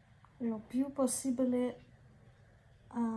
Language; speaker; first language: Italian; non-native, learner; Russian